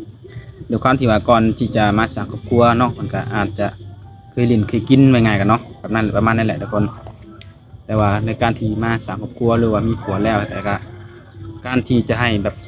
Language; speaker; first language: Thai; non-native, local second language; Northeastern Thai